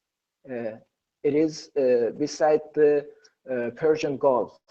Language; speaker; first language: English; non-native, learner; Persian